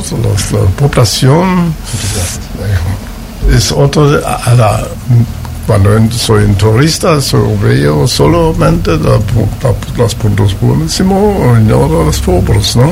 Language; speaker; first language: Spanish; non-native, learner; German